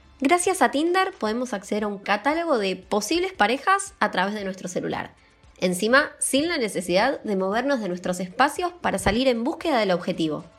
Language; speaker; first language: Spanish; native; Spanish